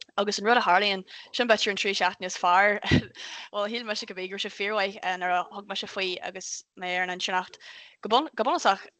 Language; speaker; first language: Irish; native; Irish